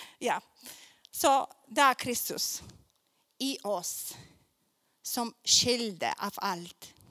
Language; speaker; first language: Swedish; non-native, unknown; Polish